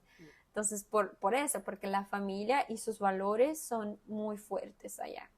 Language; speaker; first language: Spanish; non-native, fluent; Portuguese